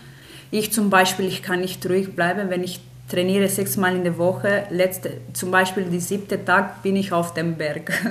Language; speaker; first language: German; non-native, fluent; Romanian